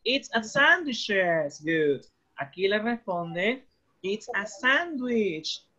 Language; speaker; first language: English; non-native, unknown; Spanish